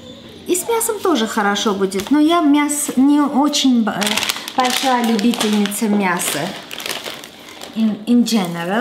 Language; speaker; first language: Russian; non-native, local second language; Armenian